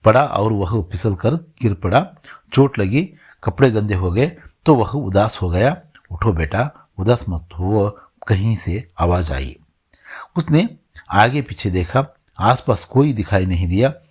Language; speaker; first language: Hindi; non-native, local second language; Kannada